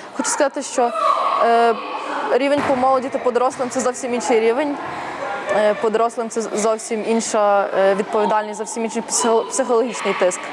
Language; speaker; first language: Ukrainian; native; Ukrainian